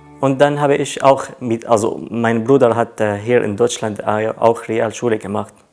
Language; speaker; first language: German; non-native, learner; Arabic